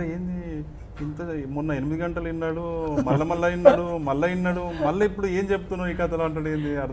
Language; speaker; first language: Telugu; native; Telugu